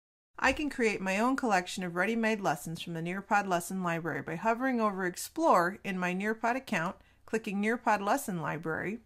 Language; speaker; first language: English; native; English